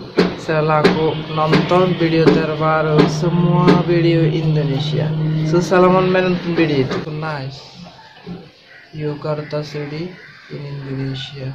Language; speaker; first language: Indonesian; non-native, learner; Bangla